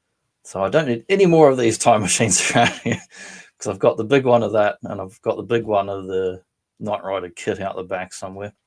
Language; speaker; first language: English; native; English